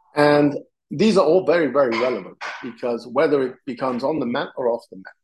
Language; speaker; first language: English; non-native, fluent; Italian